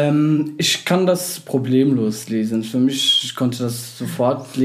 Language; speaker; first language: German; non-native, fluent; Arabic